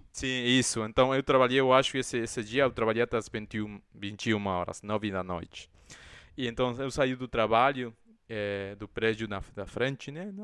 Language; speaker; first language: Portuguese; non-native, fluent; Spanish